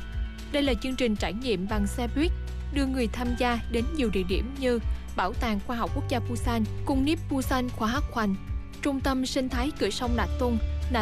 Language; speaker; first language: Vietnamese; native; Vietnamese